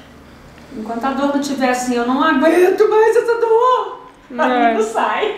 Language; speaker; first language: Portuguese; native; Portuguese